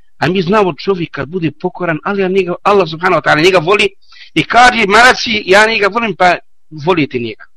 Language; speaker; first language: Bosnian; non-native, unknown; Arabic